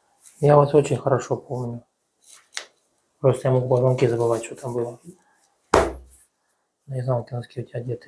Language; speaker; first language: Russian; native; Russian